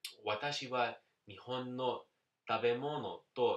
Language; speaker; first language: Japanese; non-native, learner; English